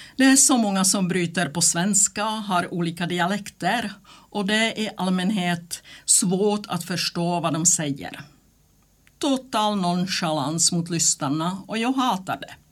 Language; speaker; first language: Swedish; non-native, fluent; Czech